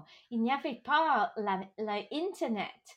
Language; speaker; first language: French; non-native, local second language; English